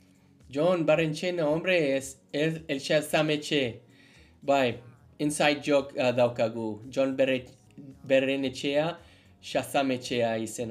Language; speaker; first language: Basque; non-native, learner; English